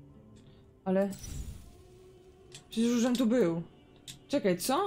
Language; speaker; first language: Polish; native; Polish